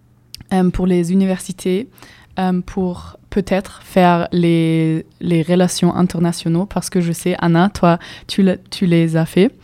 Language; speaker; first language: French; non-native, fluent; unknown